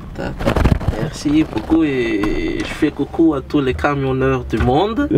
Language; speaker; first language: French; non-native, local second language; Malagasy